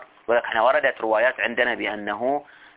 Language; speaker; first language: Arabic; native; Arabic